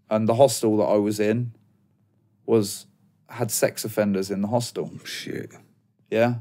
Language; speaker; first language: English; native; English